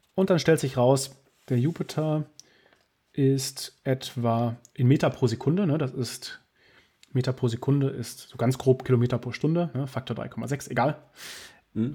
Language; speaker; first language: German; native; German